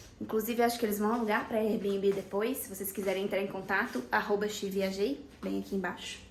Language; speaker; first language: Portuguese; native; Portuguese